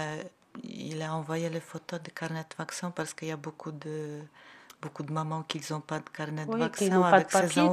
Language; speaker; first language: French; non-native, learner; Ukrainian